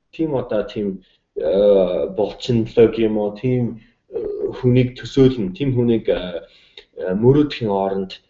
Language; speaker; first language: Mongolian; non-native, fluent; English